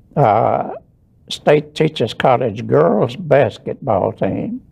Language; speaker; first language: English; native; English